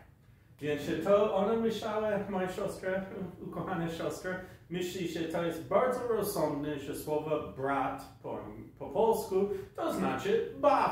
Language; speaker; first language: Polish; non-native, learner; English